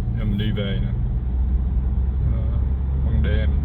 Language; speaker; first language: Vietnamese; early bilingual, other home language; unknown